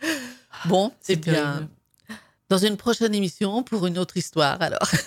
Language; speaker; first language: French; native; French